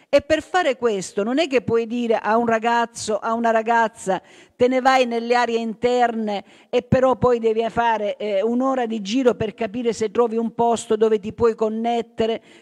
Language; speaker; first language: Italian; native; Italian